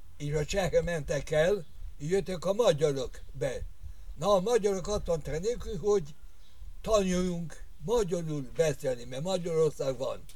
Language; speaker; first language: Hungarian; non-native, local second language; Rusyn